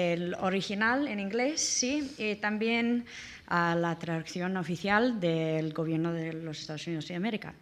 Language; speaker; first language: Spanish; non-native, learner; English